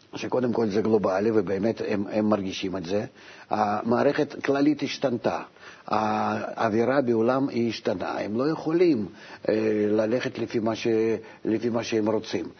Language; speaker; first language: Hebrew; non-native, fluent; Russian